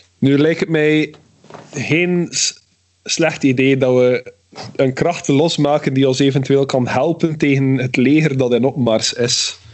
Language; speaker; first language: Dutch; native; Dutch